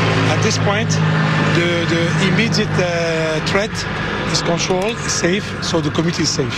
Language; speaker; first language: English; non-native, fluent; French